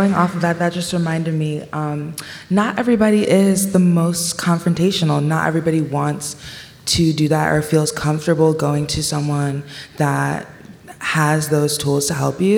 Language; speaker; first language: English; native; English